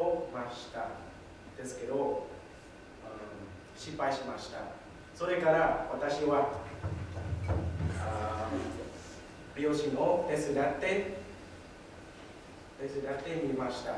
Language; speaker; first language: Japanese; non-native, learner; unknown